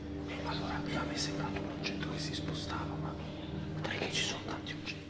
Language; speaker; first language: Italian; native; Italian